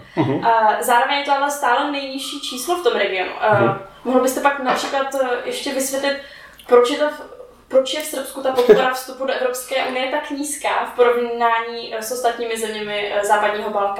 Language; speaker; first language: Czech; native; Czech